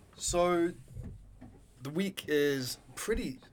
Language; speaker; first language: English; native; English